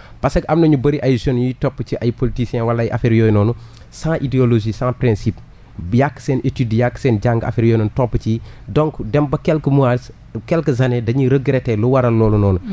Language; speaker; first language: Wolof; non-native, local second language; Fula